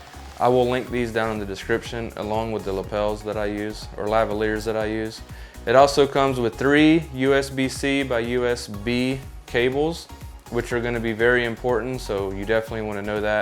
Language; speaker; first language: English; native; English